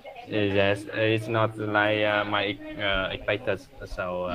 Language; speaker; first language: English; non-native, learner; Vietnamese